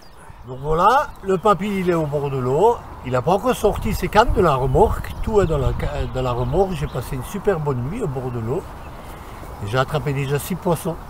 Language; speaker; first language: French; native; French